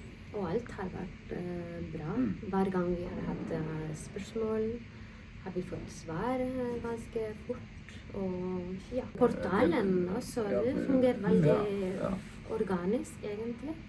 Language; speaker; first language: Norwegian; non-native, fluent; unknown